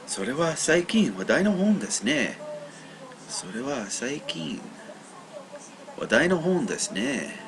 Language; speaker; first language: Japanese; non-native, learner; English